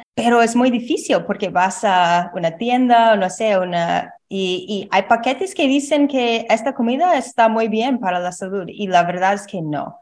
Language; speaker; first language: Spanish; non-native, learner; English